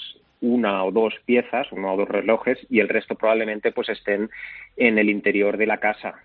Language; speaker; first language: Spanish; native; Spanish